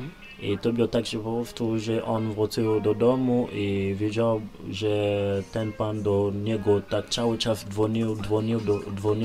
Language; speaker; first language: Polish; non-native, learner; Lingala